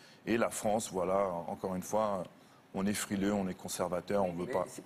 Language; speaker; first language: French; native; French